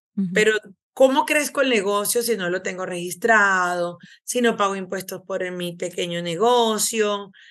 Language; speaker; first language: Spanish; native; Spanish